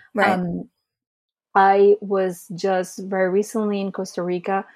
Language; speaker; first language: English; early bilingual, other home language; Spanish